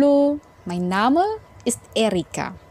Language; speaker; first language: German; non-native, fluent; Indonesian